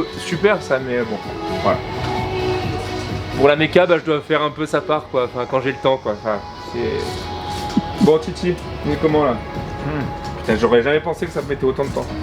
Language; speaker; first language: French; native; French